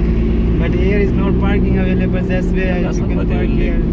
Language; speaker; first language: English; non-native, learner; Hindi